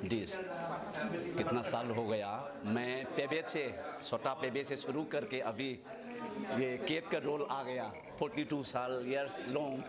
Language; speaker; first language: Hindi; non-native, local second language; Manipuri